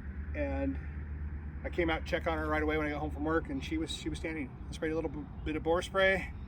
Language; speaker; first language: English; native; English